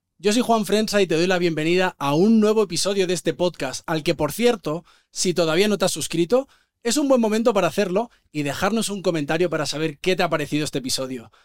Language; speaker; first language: Spanish; native; Spanish